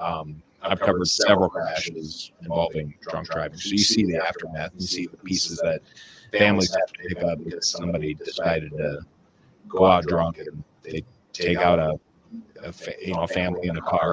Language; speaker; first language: English; native; English